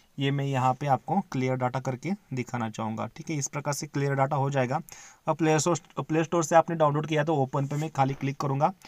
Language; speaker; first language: Hindi; non-native, local second language; Marathi